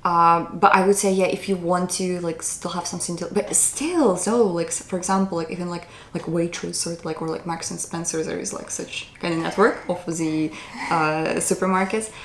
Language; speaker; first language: English; non-native, fluent; Russian